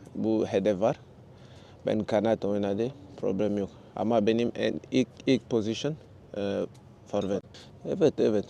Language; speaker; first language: Turkish; non-native, learner; French